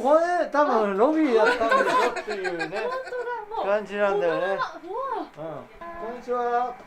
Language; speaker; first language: Japanese; native; Japanese